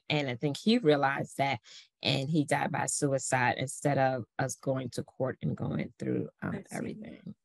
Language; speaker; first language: English; native; English